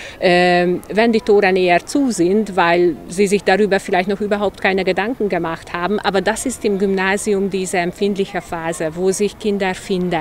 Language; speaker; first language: German; non-native, local second language; Hungarian